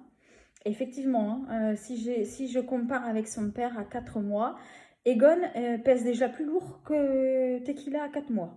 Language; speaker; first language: French; native; French